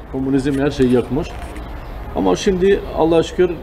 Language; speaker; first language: Turkish; non-native, local second language; Albanian